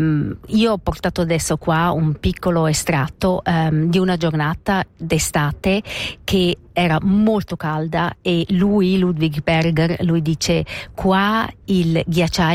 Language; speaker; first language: Italian; non-native, local second language; German